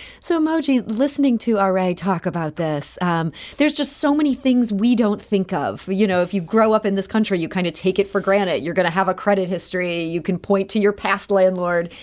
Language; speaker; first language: English; native; English